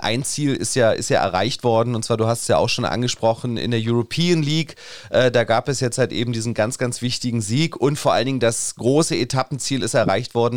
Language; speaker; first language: German; native; German